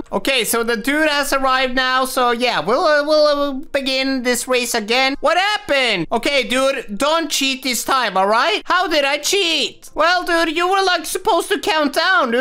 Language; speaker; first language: English; native; English